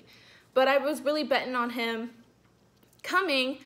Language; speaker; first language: English; native; English